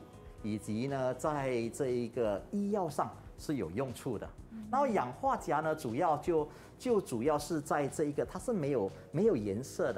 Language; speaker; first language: Chinese; native; Chinese